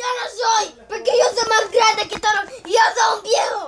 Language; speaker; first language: Spanish; early bilingual, heritage; Spanish